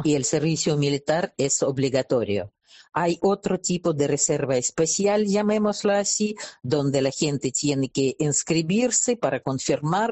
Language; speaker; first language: Spanish; non-native, fluent; Russian